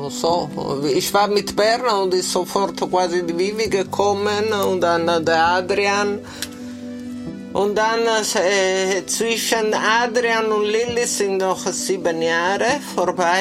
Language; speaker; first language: German; non-native, learner; Italian